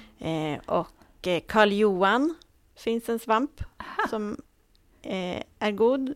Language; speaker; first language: Swedish; native; Swedish